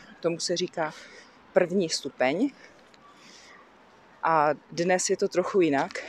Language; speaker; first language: Czech; native; Czech